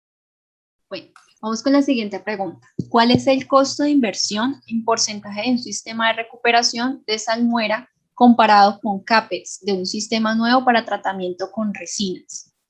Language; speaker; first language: Spanish; native; Spanish